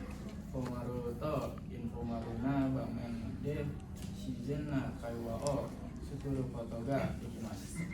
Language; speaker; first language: Japanese; non-native, learner; Indonesian